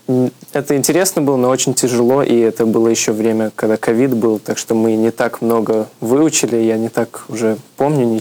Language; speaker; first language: Russian; early bilingual, heritage; Russian